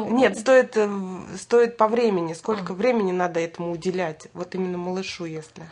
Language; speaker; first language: Russian; native; Russian